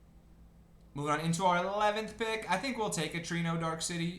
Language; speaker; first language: English; native; English